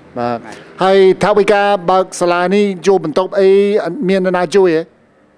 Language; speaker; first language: Khmer; non-native, fluent; English